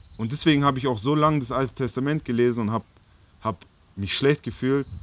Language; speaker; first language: German; native; German